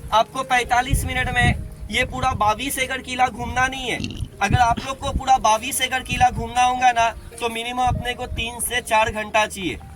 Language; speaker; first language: Hindi; non-native, local second language; Marathi